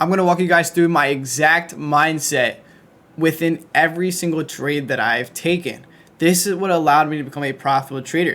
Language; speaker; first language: English; native; English